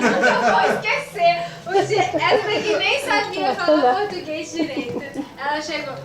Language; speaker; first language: Portuguese; non-native, local second language; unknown